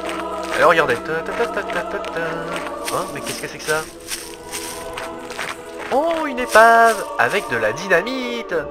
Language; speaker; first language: French; native; French